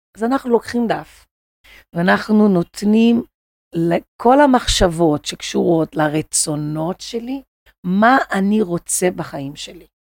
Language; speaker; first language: Hebrew; non-native, fluent; Portuguese